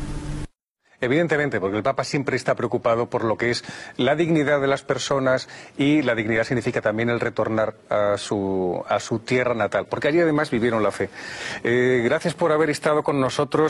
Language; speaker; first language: Spanish; native; Spanish